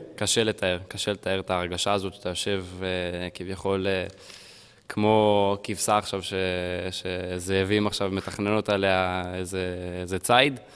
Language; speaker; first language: Hebrew; early bilingual, heritage; Hebrew